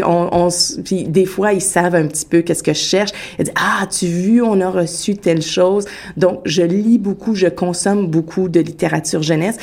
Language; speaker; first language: French; native; French